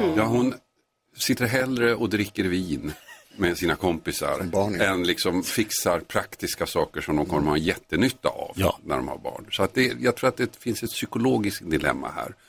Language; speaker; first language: Swedish; native; Swedish